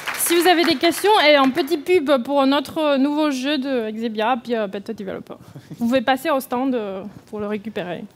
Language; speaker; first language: French; non-native, fluent; Chinese